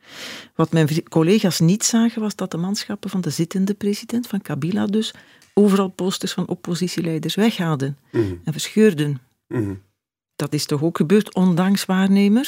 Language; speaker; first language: Dutch; native; Dutch